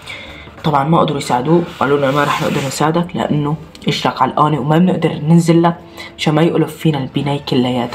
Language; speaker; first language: Arabic; native; Arabic